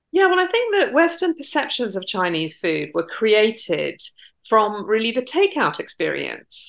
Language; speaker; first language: English; native; English